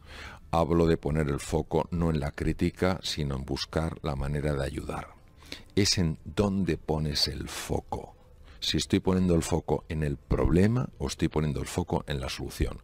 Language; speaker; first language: Spanish; native; Spanish